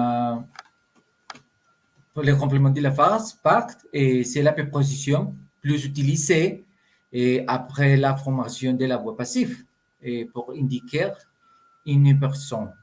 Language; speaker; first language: French; non-native, learner; Spanish